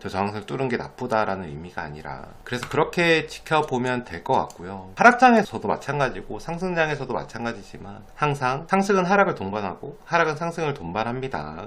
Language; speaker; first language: Korean; native; Korean